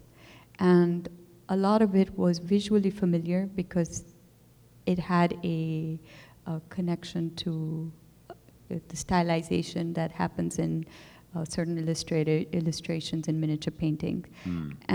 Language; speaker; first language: English; non-native, local second language; Urdu